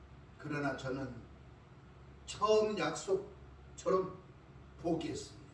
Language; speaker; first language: Korean; native; Korean